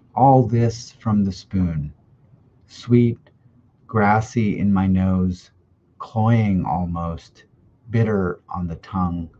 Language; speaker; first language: English; early bilingual, other home language; Russian